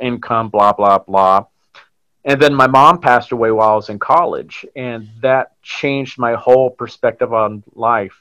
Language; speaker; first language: English; native; English